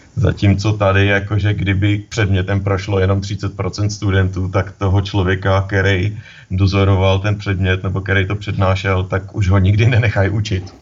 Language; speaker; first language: Czech; native; Czech